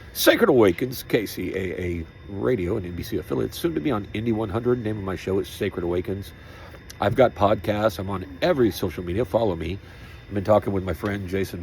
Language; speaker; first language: English; native; English